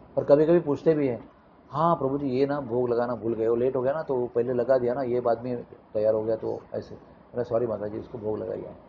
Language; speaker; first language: Hindi; non-native, local second language; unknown